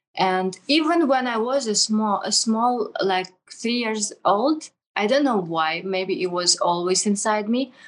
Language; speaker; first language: English; non-native, fluent; Kazakh